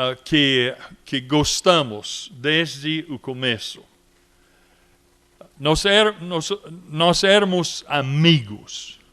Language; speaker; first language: Portuguese; non-native, fluent; English